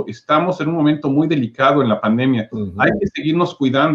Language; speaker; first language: Spanish; native; Spanish